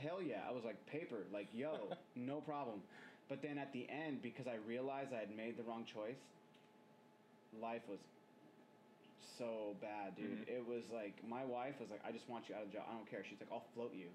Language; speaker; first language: English; native; English